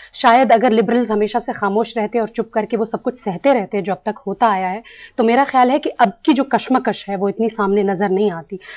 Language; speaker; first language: Urdu; native; Urdu